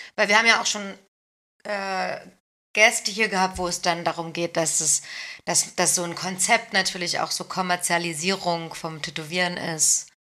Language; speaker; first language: German; native; German